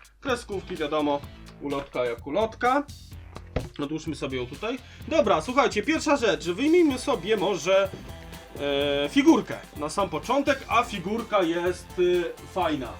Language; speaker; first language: Polish; native; Polish